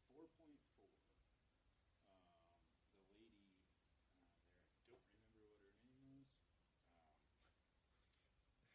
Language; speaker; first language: English; native; English